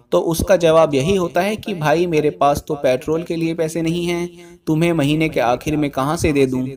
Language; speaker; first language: Urdu; native; Urdu